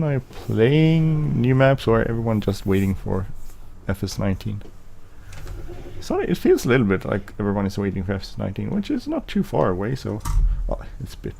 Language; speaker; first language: English; non-native, fluent; Swedish